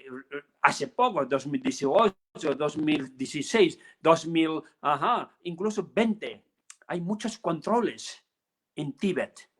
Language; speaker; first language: Spanish; non-native, learner; Tibetan